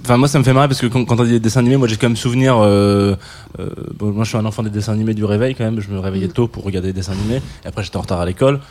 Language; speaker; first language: French; native; French